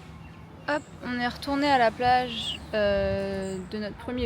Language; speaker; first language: French; native; French